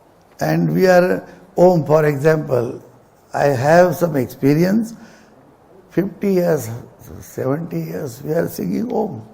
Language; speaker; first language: English; non-native, local second language; Marathi